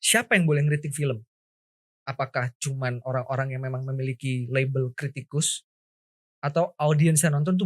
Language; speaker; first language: Indonesian; native; Indonesian